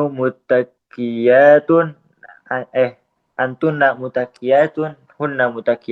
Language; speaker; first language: Arabic; non-native, learner; Indonesian